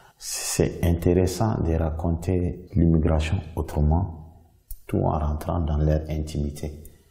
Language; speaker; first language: French; non-native, local second language; Bambara